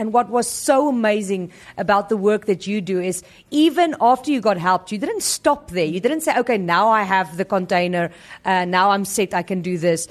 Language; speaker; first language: English; non-native, local second language; Afrikaans